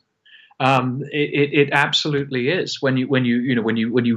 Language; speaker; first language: English; native; English